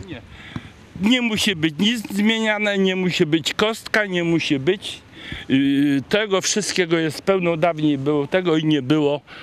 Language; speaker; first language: Polish; native; Polish